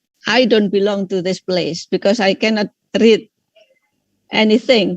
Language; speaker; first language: English; non-native, fluent; Indonesian